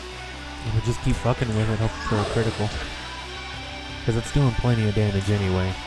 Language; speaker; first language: English; native; English